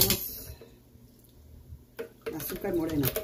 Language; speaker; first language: Spanish; early bilingual, heritage; Spanish